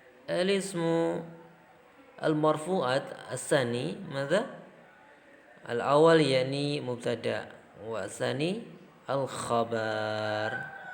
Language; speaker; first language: Arabic; non-native, fluent; Indonesian